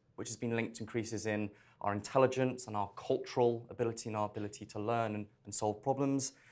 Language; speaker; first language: English; native; English